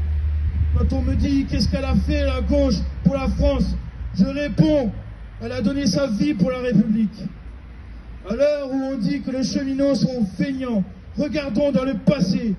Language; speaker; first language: French; native; French